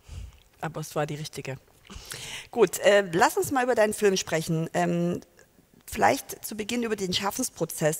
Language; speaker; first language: German; native; German